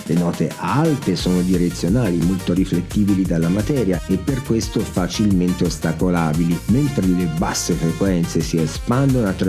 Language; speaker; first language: Italian; native; Italian